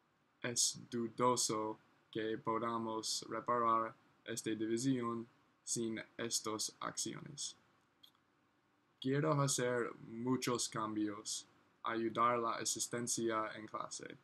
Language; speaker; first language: Spanish; non-native, learner; English